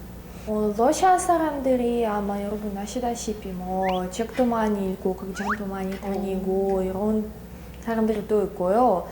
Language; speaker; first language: Korean; non-native, fluent; Russian